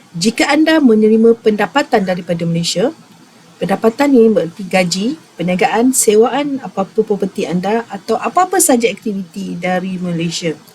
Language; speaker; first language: Malay; native; Malay